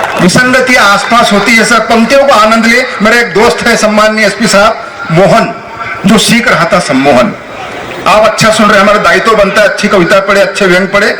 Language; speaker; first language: Hindi; non-native, local second language; Telugu